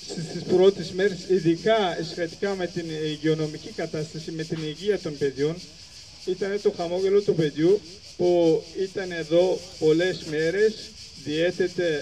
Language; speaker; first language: Greek; non-native, fluent; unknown